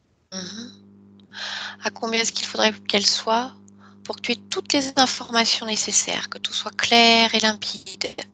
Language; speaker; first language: French; native; French